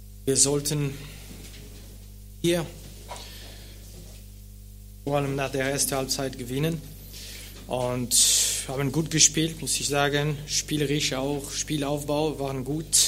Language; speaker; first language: German; non-native, local second language; French